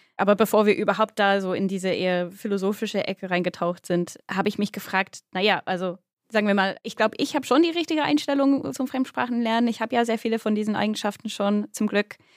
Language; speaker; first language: German; non-native, fluent; English